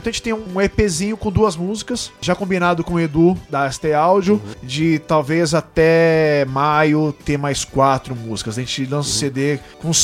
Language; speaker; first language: Portuguese; native; Portuguese